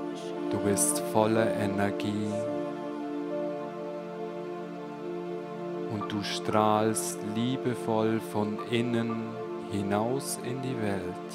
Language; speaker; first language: German; native; German